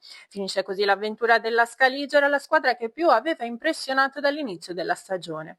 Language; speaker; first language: Italian; native; Italian